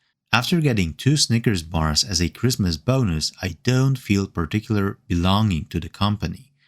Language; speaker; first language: English; non-native, fluent; Polish